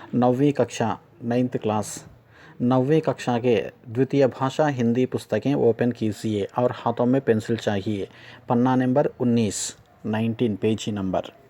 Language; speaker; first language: Hindi; non-native, local second language; Telugu